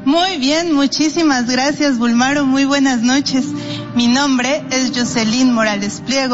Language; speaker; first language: Spanish; native; Spanish